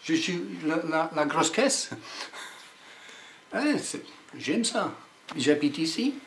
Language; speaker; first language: French; non-native, learner; English